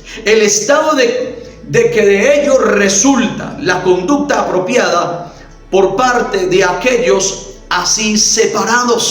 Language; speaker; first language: Spanish; native; Spanish